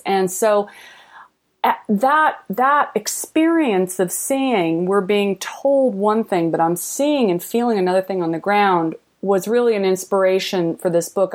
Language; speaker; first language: English; native; English